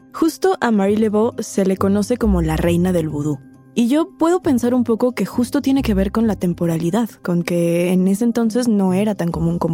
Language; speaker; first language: Spanish; native; Spanish